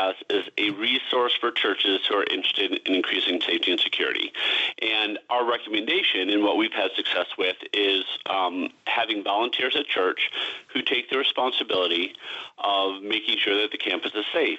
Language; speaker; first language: English; native; English